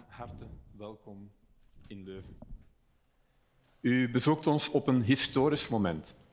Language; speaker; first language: Dutch; native; Dutch